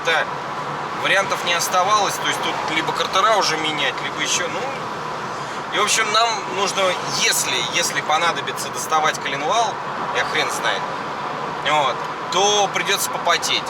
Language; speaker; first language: Russian; native; Russian